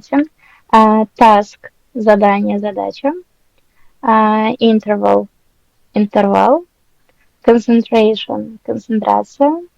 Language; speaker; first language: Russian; native; Russian